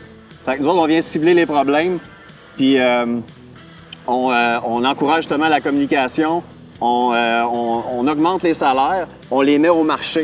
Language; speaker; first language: French; native; French